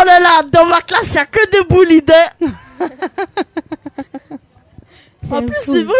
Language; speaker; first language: French; early bilingual, other home language; Albanian